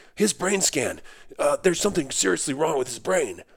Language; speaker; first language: English; native; English